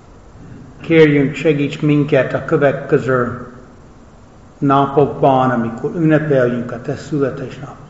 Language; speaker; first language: Hungarian; non-native, fluent; English